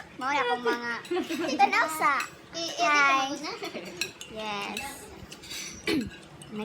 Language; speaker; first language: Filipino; non-native, local second language; Cebuano